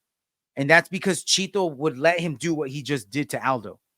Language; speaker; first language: English; native; English